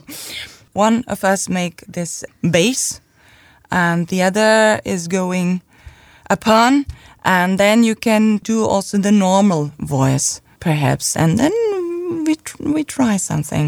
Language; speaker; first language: English; non-native, fluent; German